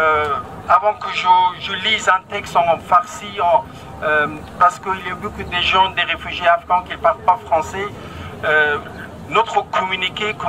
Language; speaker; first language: French; non-native, fluent; Persian